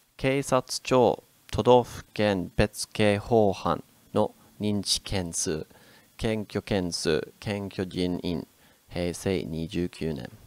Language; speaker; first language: Japanese; non-native, fluent; English